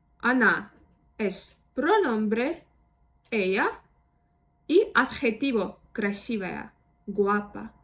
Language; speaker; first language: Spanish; non-native, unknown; Russian